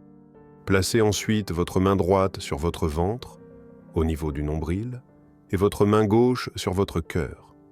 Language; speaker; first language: French; native; French